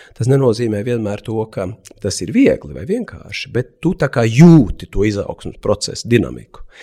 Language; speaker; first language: Latvian; native; Latvian